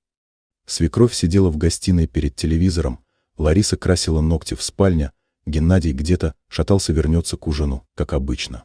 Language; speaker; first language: Russian; native; Russian